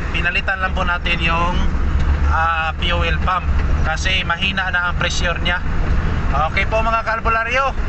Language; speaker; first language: Filipino; non-native, local second language; Cebuano